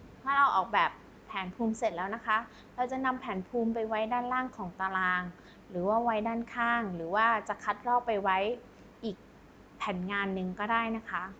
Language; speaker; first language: Thai; native; Thai